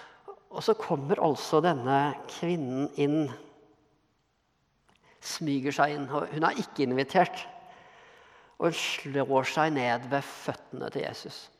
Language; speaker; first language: Norwegian; native; Norwegian